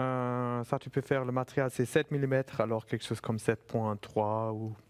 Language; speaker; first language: French; non-native, fluent; German